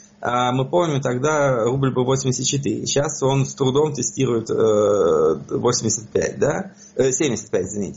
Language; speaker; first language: Russian; native; Russian